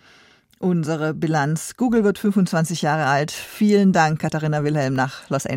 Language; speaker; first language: German; native; German